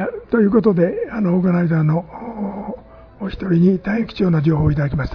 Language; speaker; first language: Japanese; native; Japanese